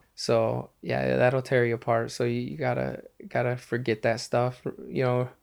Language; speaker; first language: English; native; English